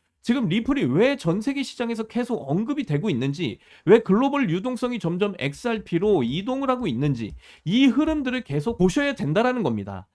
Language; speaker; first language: Korean; native; Korean